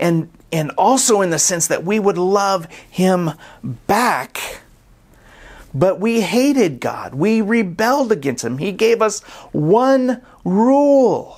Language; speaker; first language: English; native; English